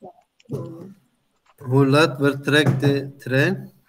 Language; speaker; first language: Dutch; non-native, learner; Turkish